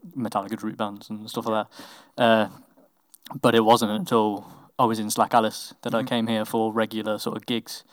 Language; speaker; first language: English; native; English